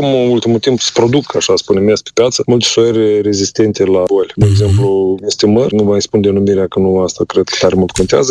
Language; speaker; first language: Romanian; native; Romanian